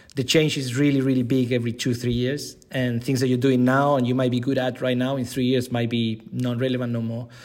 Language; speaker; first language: English; non-native, fluent; Spanish